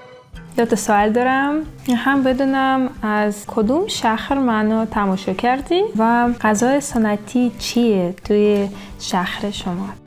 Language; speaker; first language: Persian; non-native, learner; Russian